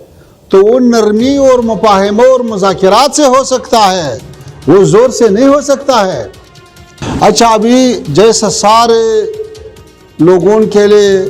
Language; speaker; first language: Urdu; non-native, fluent; Pashto